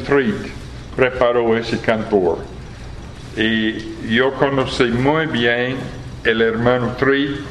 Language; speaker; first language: Portuguese; non-native, fluent; English